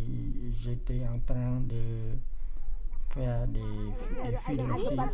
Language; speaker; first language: French; non-native, local second language; Khmer